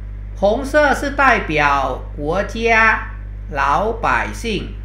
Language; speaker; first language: Chinese; non-native, fluent; Thai